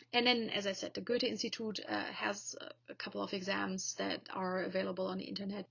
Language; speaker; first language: English; non-native, fluent; German